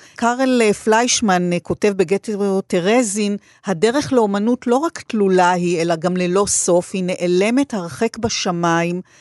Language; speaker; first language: Hebrew; native; Hebrew